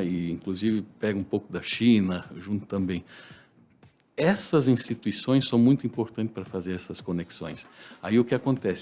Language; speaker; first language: Portuguese; native; Portuguese